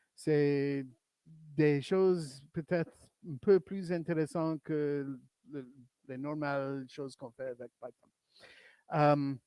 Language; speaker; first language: French; non-native, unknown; English